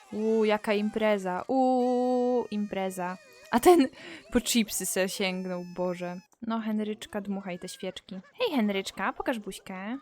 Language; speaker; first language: Polish; native; Polish